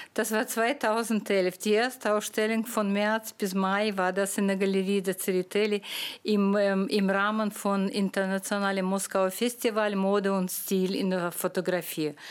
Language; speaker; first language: German; non-native, fluent; Russian